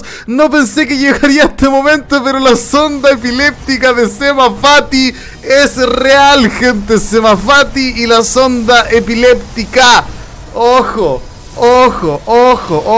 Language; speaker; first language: Spanish; native; Spanish